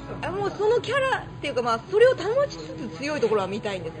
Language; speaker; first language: Japanese; native; Japanese